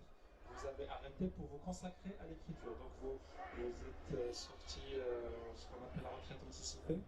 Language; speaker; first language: French; non-native, local second language; Arabic